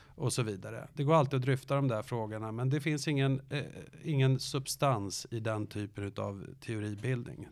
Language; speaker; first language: Swedish; native; Swedish